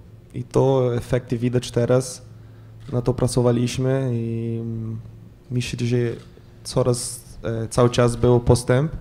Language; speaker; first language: Polish; non-native, fluent; Portuguese